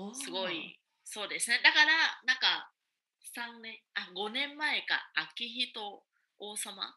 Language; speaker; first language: Japanese; non-native, fluent; Vietnamese